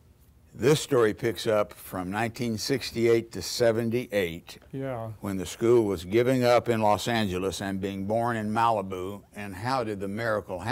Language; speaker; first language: English; native; English